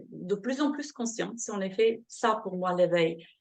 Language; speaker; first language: French; non-native, fluent; Slovenian